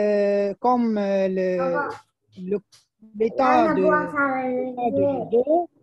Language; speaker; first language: French; non-native, fluent; Arabic